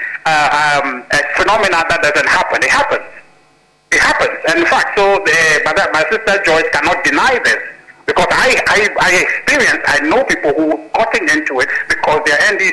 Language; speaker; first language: English; non-native, local second language; Ewe